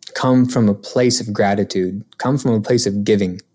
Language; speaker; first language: English; non-native, local second language; Filipino